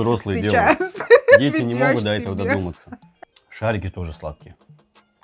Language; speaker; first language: Russian; native; Russian